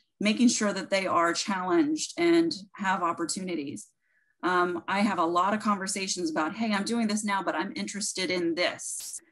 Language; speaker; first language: English; native; English